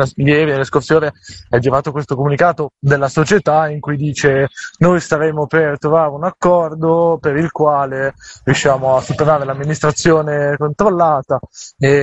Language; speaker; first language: Italian; native; Italian